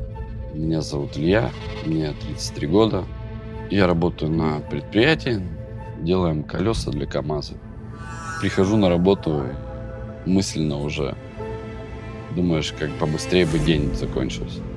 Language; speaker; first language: Russian; native; Russian